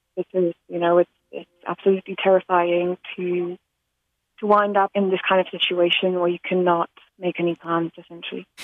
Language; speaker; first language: English; non-native, fluent; Slovak